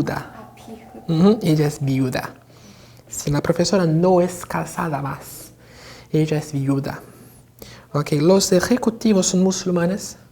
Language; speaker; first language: Spanish; non-native, fluent; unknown